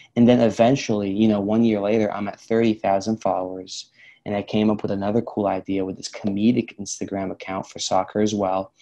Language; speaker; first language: English; early bilingual, other home language; Arabic